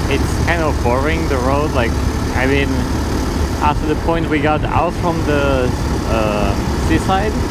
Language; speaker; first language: English; non-native, fluent; Romanian